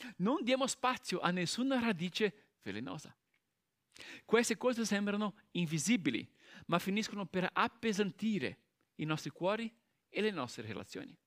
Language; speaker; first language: Italian; non-native, fluent; Portuguese